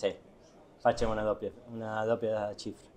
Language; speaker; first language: Italian; non-native, fluent; Spanish